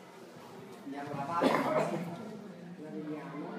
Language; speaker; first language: Italian; native; Italian